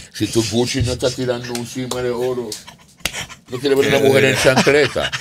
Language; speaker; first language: Spanish; non-native, fluent; English